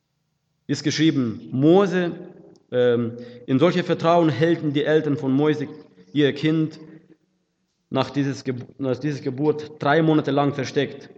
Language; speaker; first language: German; non-native, fluent; Russian